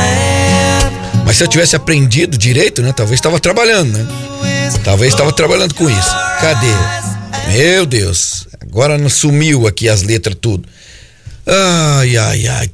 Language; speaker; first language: Portuguese; native; Portuguese